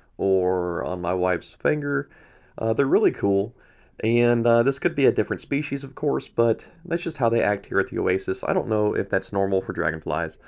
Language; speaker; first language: English; native; English